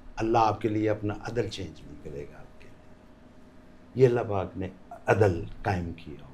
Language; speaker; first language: Urdu; non-native, local second language; Punjabi